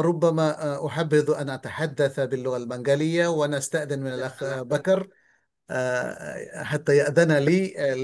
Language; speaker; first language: Arabic; non-native, fluent; Bangla